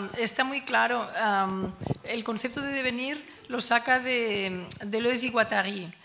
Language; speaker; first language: Spanish; non-native, local second language; Catalan